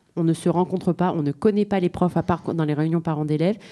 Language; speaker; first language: French; native; French